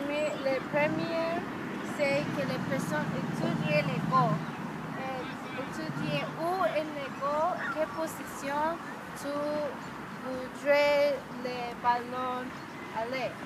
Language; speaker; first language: French; non-native, learner; English